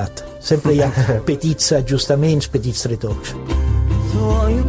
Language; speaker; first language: Italian; non-native, learner; Catalan